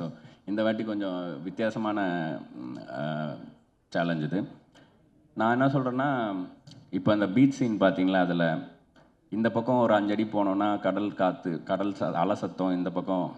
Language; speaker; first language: Tamil; native; Tamil